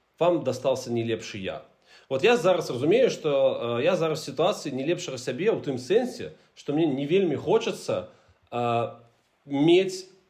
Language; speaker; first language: Belarusian; non-native, local second language; Russian